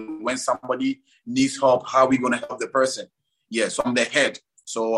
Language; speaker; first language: English; non-native, local second language; Ewe